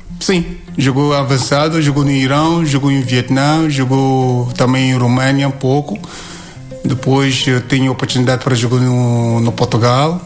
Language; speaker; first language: Portuguese; non-native, learner; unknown